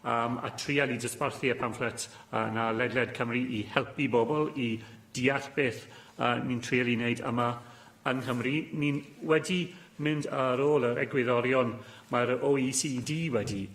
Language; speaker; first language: Welsh; non-native, local second language; English